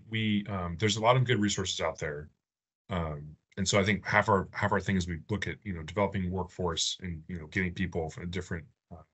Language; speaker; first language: English; native; English